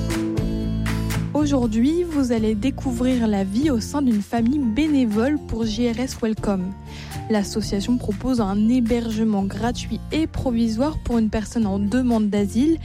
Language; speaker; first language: French; native; French